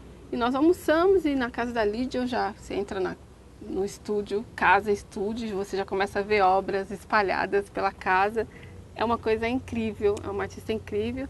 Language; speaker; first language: Portuguese; native; Portuguese